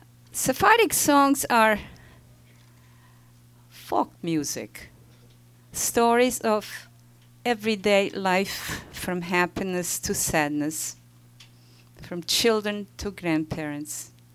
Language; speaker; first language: English; non-native, fluent; Ladino